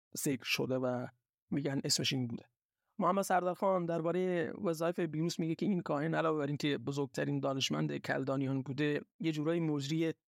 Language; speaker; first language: Persian; non-native, local second language; Baluchi